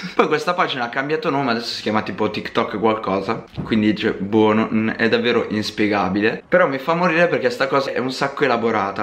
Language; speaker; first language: Italian; native; Italian